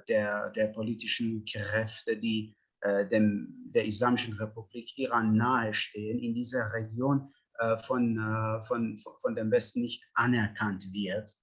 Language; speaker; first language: German; non-native, fluent; Persian